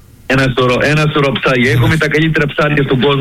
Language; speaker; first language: Greek; early bilingual, heritage; Greek